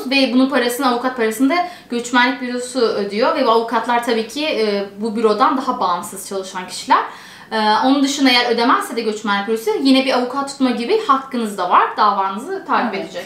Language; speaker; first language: Turkish; native; Turkish